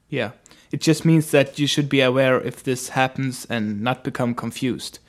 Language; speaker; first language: English; non-native, fluent; Swedish